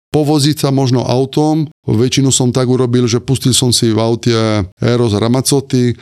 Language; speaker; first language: Slovak; non-native, fluent; Italian